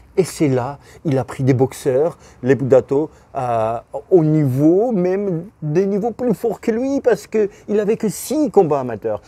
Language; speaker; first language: French; non-native, fluent; Russian